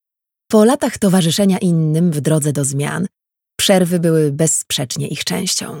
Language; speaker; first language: Polish; native; Polish